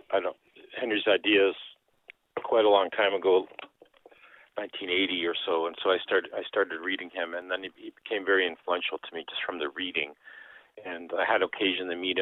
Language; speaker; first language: English; early bilingual, other home language; Dutch